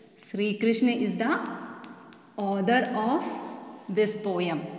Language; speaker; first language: English; non-native, local second language; Malayalam